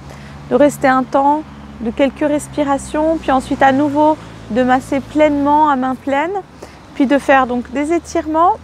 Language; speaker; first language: French; native; French